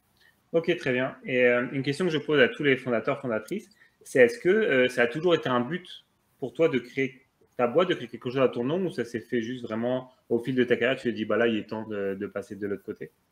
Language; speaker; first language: French; native; French